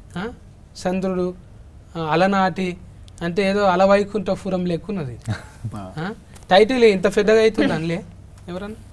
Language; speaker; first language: Telugu; native; Telugu